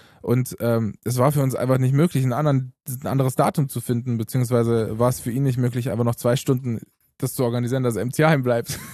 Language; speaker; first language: German; early bilingual, other home language; Romanian